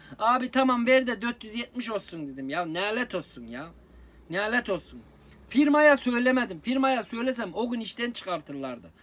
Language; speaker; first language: Turkish; native; Turkish